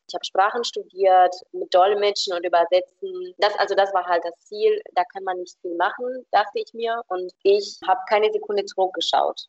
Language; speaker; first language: German; non-native, fluent; Romanian